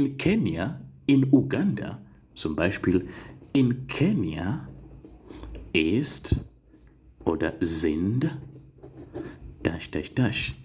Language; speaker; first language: German; non-native, fluent; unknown